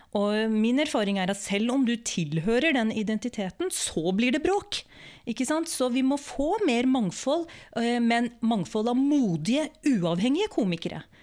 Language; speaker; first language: Norwegian; early bilingual, other home language; Urdu